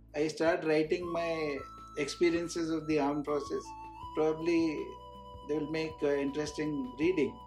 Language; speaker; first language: English; non-native, local second language; Hindi